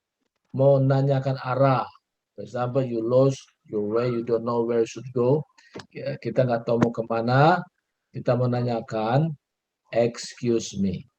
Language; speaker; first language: English; non-native, learner; Indonesian